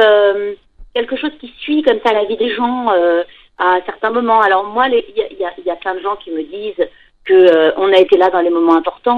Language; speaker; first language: French; native; French